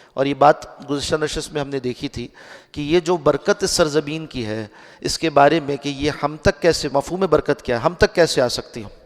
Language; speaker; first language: Urdu; native; Urdu